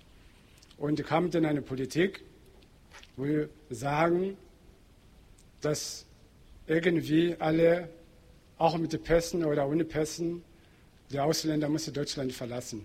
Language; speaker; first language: German; non-native, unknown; Portuguese